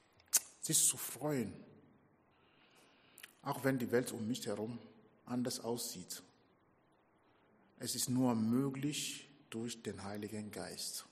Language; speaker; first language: German; non-native, fluent; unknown